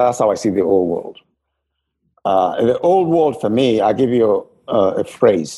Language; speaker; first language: English; non-native, local second language; Igbo